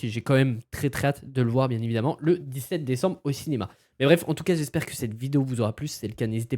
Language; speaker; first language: French; native; French